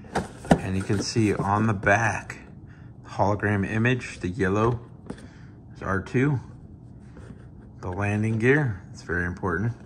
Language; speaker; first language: English; native; English